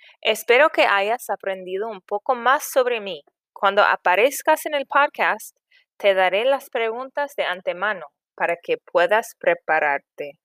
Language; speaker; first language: Spanish; non-native, fluent; English